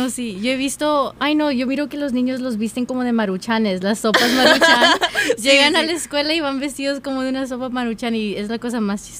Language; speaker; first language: Spanish; early bilingual, heritage; Spanish